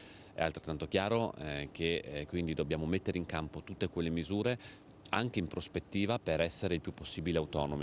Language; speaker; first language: Italian; native; Italian